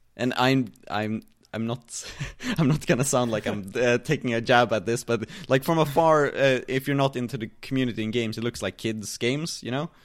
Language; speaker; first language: English; non-native, fluent; Swedish